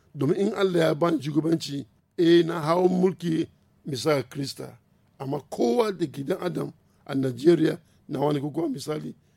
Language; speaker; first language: Hausa; non-native, local second language; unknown